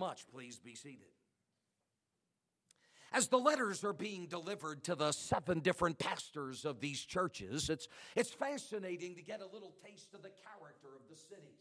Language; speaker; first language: English; native; English